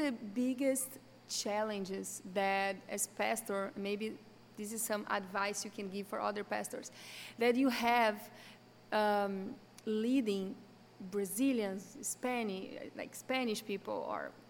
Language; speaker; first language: English; non-native, fluent; Portuguese